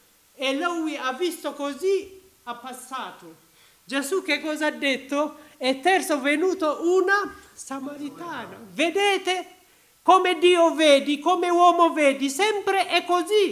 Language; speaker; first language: Italian; non-native, learner; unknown